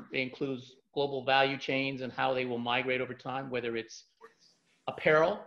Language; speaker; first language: English; native; English